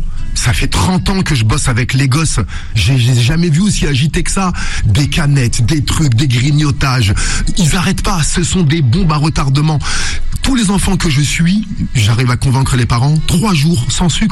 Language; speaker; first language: French; native; French